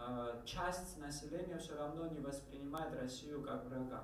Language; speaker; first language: Czech; non-native, learner; Georgian